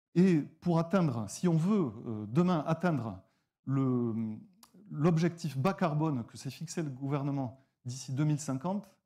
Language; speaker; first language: French; native; French